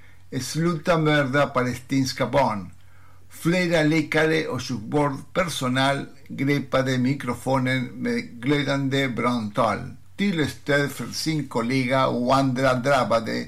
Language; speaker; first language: Swedish; non-native, fluent; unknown